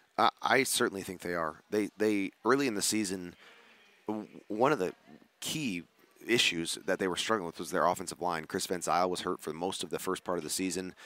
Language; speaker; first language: English; native; English